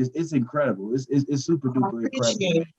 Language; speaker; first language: English; native; English